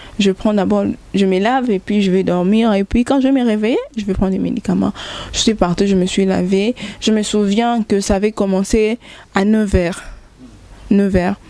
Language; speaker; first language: French; non-native, local second language; Lingala